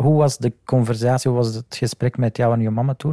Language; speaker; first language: Dutch; non-native, fluent; Arabic